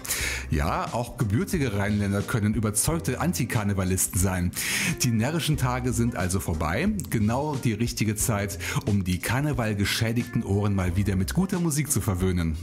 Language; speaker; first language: German; native; German